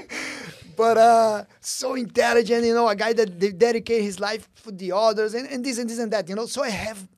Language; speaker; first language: English; early bilingual, other home language; Portuguese